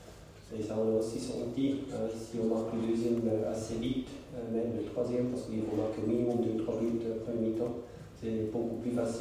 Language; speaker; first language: French; non-native, local second language; German